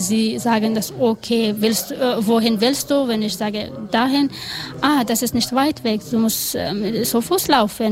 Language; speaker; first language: German; non-native, learner; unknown